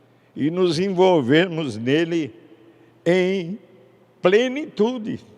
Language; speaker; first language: Portuguese; native; Portuguese